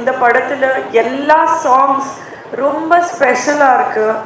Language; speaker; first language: Tamil; non-native, local second language; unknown